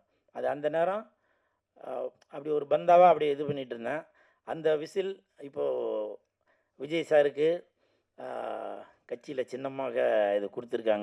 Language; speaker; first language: Tamil; native; Tamil